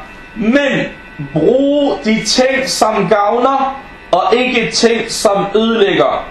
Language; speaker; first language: Danish; early bilingual, other home language; Arabic